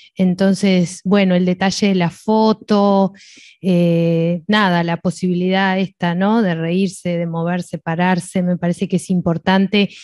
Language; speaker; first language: Spanish; native; Spanish